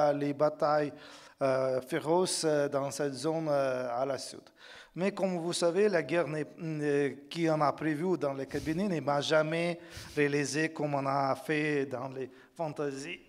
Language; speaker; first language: French; non-native, fluent; Ukrainian